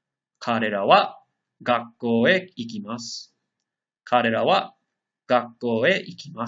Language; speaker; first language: Japanese; non-native, learner; English